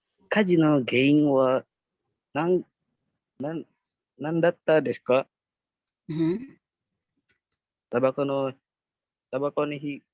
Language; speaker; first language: Japanese; non-native, learner; Indonesian